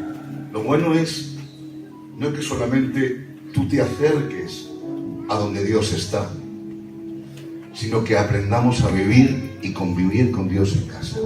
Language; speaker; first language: Spanish; native; Spanish